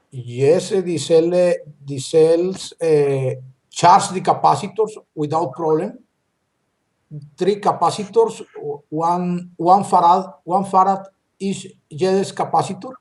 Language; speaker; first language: English; non-native, learner; Spanish